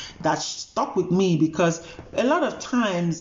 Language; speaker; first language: English; non-native, local second language; Yoruba